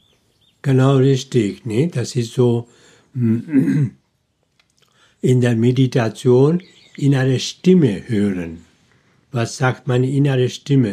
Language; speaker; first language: German; non-native, fluent; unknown